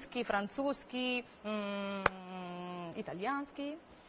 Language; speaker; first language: Russian; non-native, learner; Italian